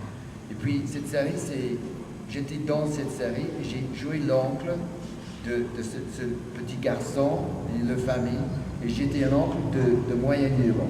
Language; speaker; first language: French; non-native, fluent; English